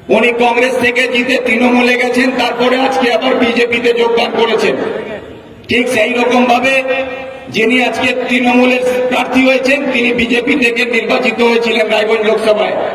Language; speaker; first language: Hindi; non-native, local second language; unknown